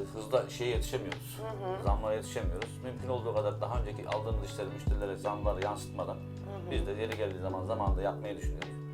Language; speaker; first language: Turkish; native; Turkish